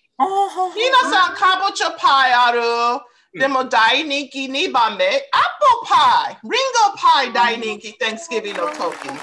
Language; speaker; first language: Japanese; non-native, learner; English